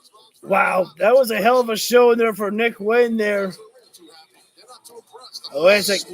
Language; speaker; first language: English; native; English